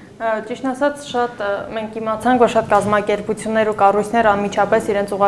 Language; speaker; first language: Armenian; native; Armenian